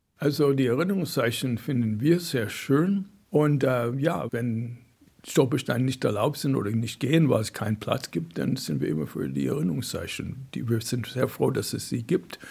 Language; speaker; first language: German; non-native, fluent; English